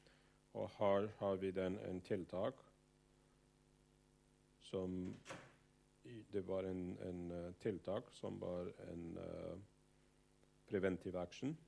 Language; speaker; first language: Norwegian; non-native, fluent; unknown